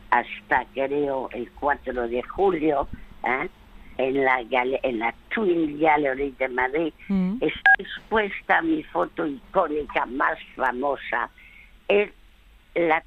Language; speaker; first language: Spanish; early bilingual, other home language; French